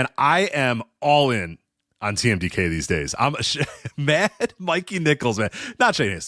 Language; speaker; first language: English; native; English